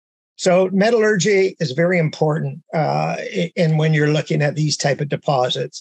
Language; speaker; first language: English; native; English